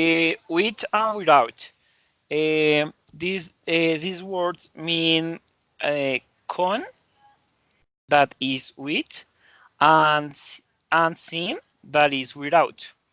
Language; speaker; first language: English; non-native, learner; Spanish